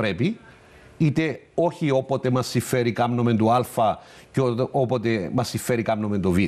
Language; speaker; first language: Greek; native; Greek